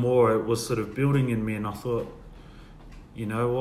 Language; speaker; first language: English; native; English